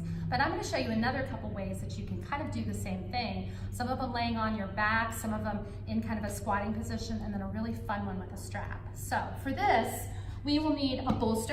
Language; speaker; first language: English; native; English